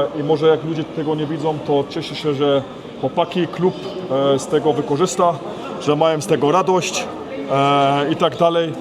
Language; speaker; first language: Polish; early bilingual, heritage; Polish